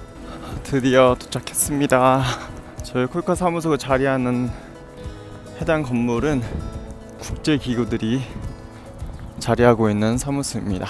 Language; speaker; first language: Korean; non-native, fluent; Mongolian